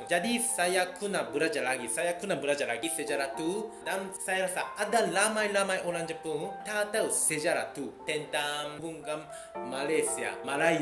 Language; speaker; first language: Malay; non-native, fluent; Japanese